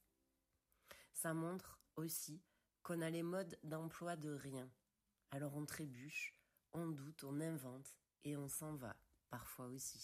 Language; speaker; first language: French; native; French